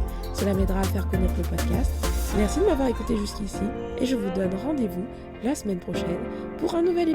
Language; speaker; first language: French; native; French